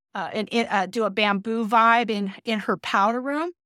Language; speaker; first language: English; native; English